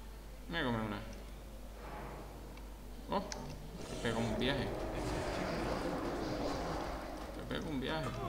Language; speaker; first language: Spanish; native; Spanish